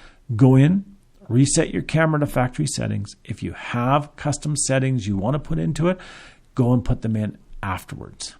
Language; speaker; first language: English; native; English